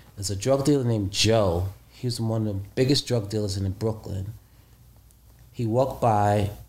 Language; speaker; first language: English; native; English